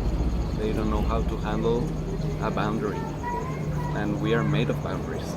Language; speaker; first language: English; non-native, fluent; Spanish